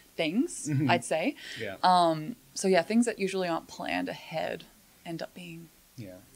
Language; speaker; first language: English; native; English